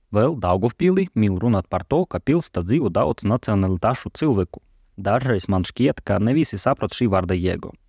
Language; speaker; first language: Latvian; non-native, local second language; Russian